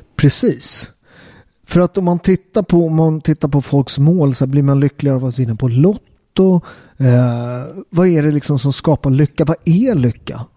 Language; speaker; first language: Swedish; early bilingual, other home language; Italian